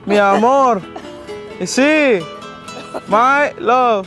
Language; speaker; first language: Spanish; non-native, learner; English